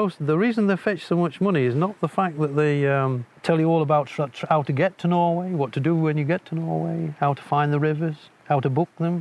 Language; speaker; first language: English; native; English